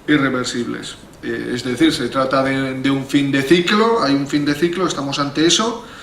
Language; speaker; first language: Spanish; native; Spanish